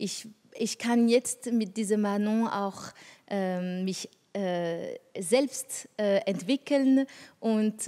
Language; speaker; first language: German; non-native, fluent; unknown